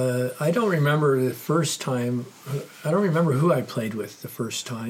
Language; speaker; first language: English; native; English